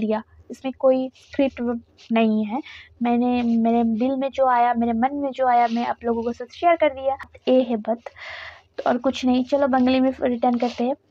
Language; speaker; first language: Hindi; non-native, local second language; Bangla